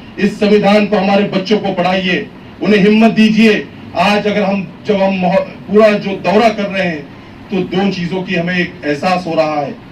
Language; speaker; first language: Urdu; native; Urdu